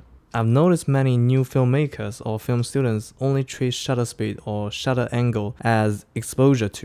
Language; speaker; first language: English; non-native, fluent; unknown